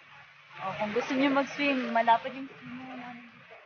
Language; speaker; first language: Filipino; non-native, local second language; Cebuano